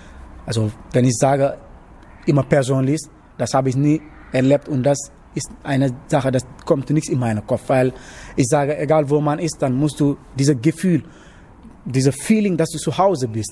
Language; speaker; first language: German; non-native, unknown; Wolof